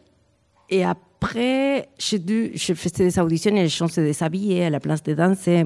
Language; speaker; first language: French; non-native, fluent; Spanish